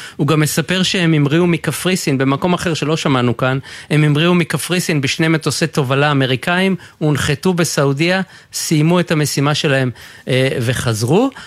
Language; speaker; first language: Hebrew; native; Hebrew